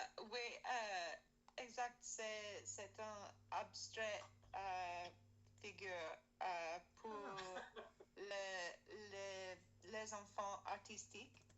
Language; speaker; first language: French; non-native, learner; English